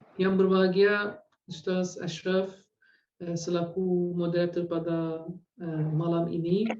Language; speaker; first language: Malay; non-native, fluent; Turkish